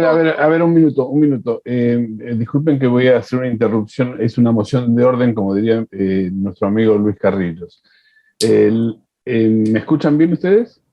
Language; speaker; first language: Spanish; native; Spanish